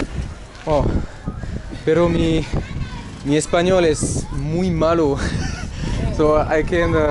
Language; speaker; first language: Spanish; non-native, learner; French